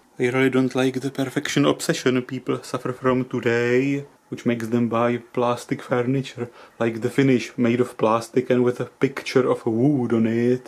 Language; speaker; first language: English; non-native, fluent; Czech